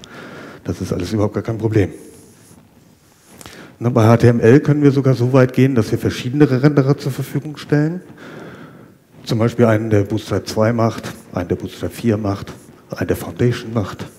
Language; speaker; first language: German; native; German